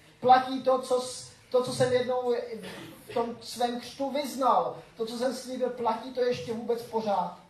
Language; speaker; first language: Czech; native; Czech